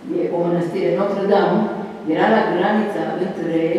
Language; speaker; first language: Romanian; early bilingual, other home language; Hebrew